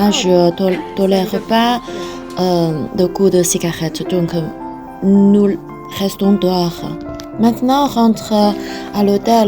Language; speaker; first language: French; non-native, fluent; Chinese